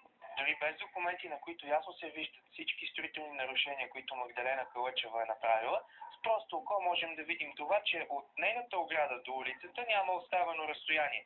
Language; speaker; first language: Bulgarian; native; Bulgarian